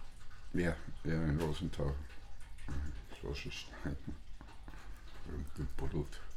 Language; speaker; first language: German; non-native, fluent; English